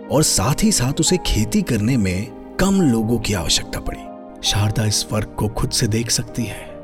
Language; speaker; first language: Hindi; native; Hindi